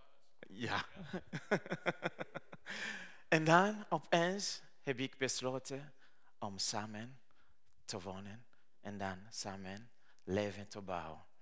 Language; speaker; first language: Dutch; non-native, learner; Rundi